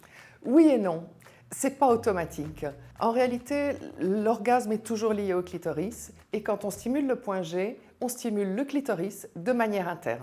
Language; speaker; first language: French; native; French